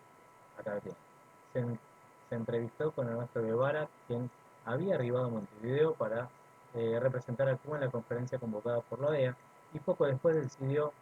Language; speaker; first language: Spanish; native; Spanish